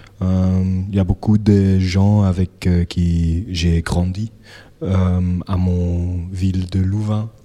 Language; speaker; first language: French; non-native, local second language; Dutch